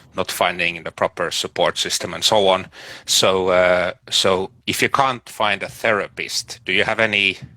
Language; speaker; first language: English; non-native, fluent; Finnish